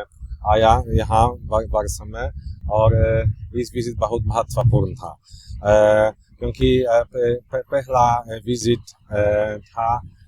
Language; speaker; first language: Hindi; non-native, learner; Polish